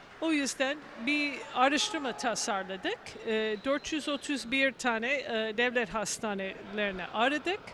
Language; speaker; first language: Turkish; non-native, fluent; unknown